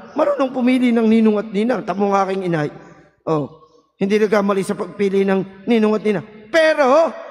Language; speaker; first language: Filipino; native; Filipino